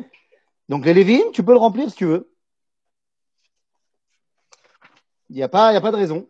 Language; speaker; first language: French; native; French